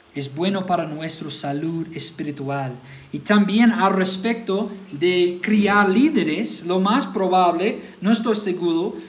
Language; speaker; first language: Spanish; non-native, fluent; English